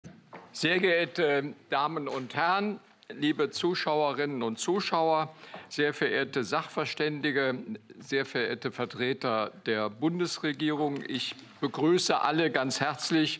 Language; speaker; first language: German; native; German